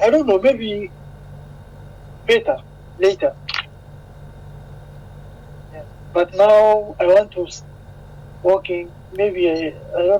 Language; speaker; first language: English; non-native, learner; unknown